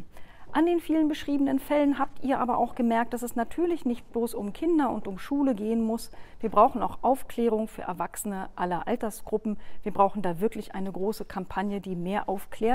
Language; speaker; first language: German; native; German